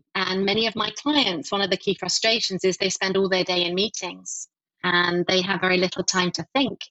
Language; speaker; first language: English; native; English